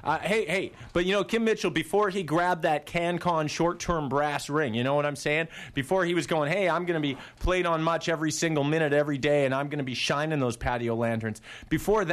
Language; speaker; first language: English; native; English